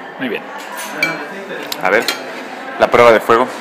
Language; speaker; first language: Spanish; native; Spanish